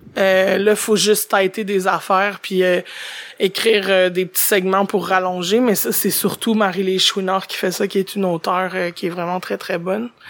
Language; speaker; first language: French; native; French